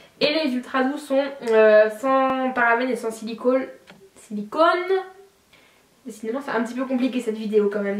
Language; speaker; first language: French; native; French